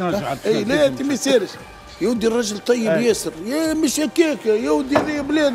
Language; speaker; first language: Arabic; native; Arabic